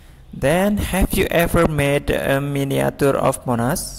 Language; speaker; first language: English; non-native, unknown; Indonesian